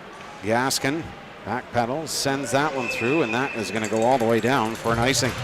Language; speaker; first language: English; native; English